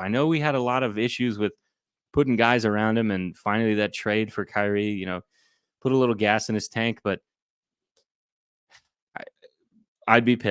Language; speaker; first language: English; native; English